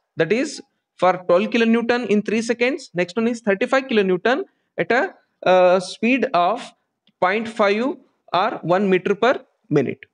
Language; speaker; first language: English; non-native, local second language; Kannada